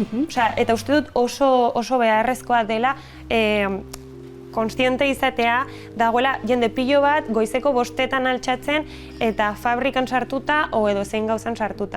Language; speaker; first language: Basque; non-native, local second language; Spanish